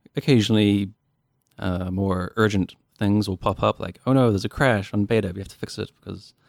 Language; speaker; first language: English; native; English